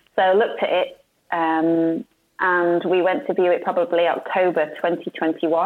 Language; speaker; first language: English; native; English